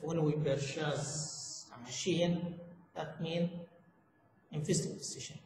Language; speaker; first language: English; non-native, fluent; Arabic